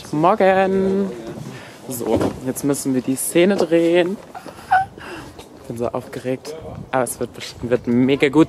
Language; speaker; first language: German; native; German